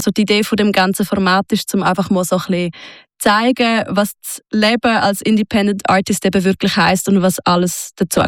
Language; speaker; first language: German; native; German